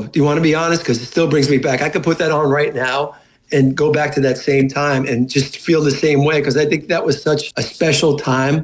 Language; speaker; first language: English; native; English